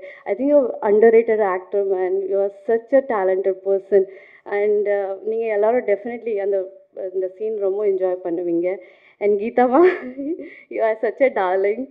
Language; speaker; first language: Tamil; non-native, fluent; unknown